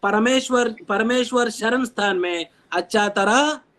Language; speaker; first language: Hindi; non-native, local second language; Telugu